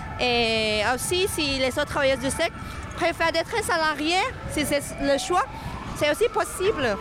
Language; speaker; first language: French; non-native, fluent; Thai